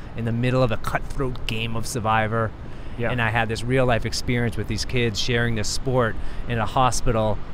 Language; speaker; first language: English; native; English